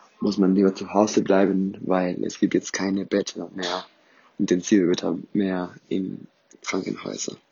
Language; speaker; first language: German; non-native, fluent; Spanish